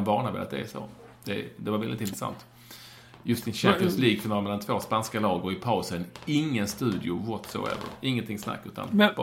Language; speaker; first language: Swedish; native; Swedish